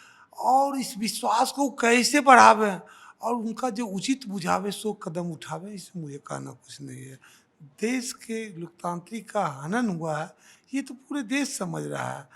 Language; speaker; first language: Hindi; native; Hindi